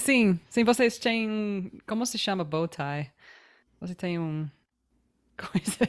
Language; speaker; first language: Portuguese; non-native, learner; English